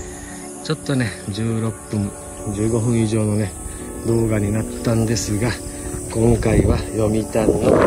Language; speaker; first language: Japanese; native; Japanese